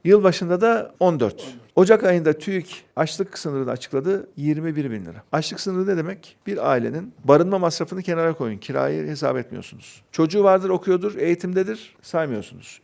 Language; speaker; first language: Turkish; native; Turkish